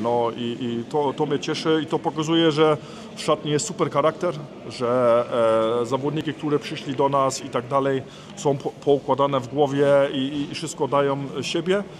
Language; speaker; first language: Polish; early bilingual, heritage; Polish